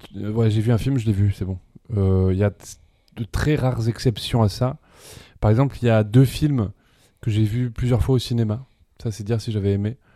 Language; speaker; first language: French; early bilingual, other home language; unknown